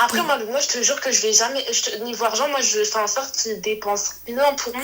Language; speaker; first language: French; native; French